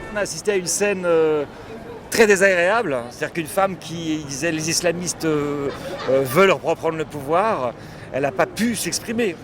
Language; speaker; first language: French; native; French